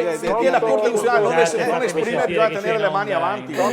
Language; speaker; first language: Italian; native; Italian